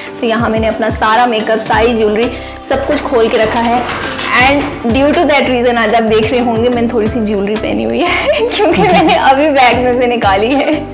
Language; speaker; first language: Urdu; native; Urdu